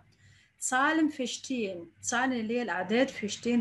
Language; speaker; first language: German; non-native, learner; Arabic